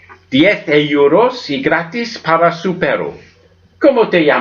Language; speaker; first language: Spanish; non-native, learner; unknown